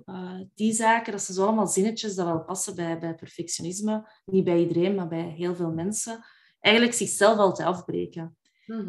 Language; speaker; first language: Dutch; native; Dutch